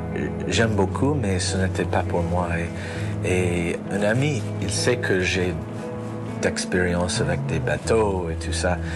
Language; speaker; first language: French; non-native, learner; English